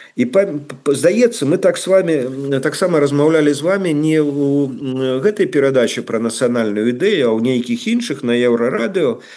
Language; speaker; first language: Belarusian; non-native, local second language; Russian